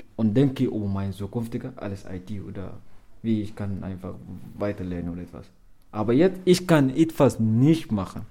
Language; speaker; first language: German; non-native, learner; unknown